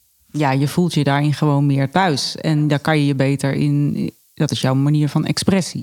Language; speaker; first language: Dutch; native; Dutch